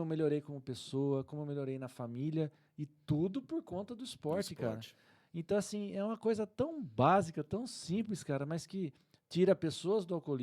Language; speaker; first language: Portuguese; native; Portuguese